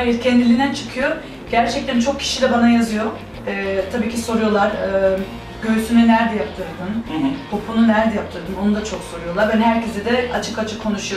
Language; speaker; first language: Turkish; early bilingual, heritage; Turkish